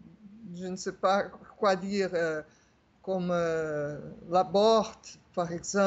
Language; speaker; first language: French; non-native, fluent; Portuguese